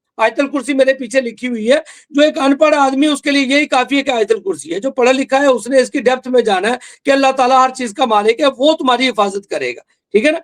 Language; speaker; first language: Urdu; non-native, local second language; Punjabi